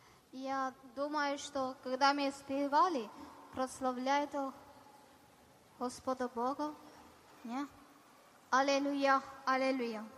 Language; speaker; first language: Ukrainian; non-native, learner; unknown